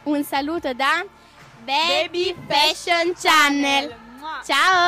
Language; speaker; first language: Italian; native; Italian